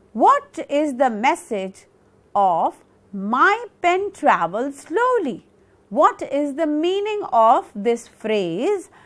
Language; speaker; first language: English; non-native, local second language; Punjabi